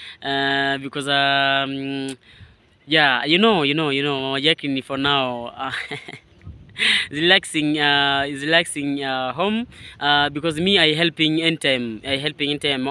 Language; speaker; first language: English; non-native, learner; Swahili